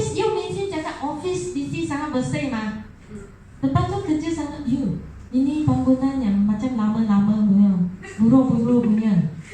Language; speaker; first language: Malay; non-native, local second language; Chinese